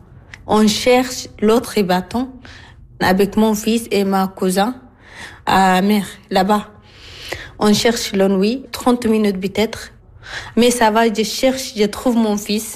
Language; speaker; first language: French; non-native, learner; Arabic